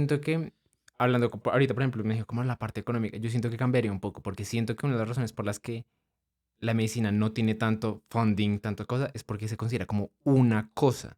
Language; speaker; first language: Spanish; native; Spanish